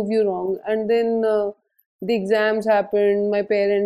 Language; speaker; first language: English; non-native, local second language; Hindi